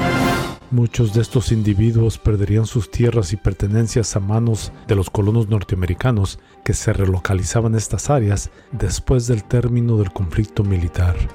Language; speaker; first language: Spanish; native; Spanish